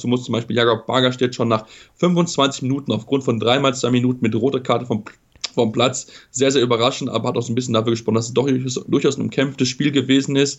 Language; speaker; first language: German; native; German